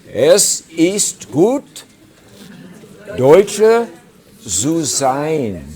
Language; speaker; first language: German; non-native, learner; English